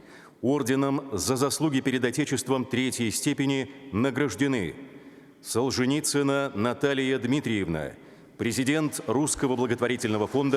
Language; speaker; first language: Russian; native; Russian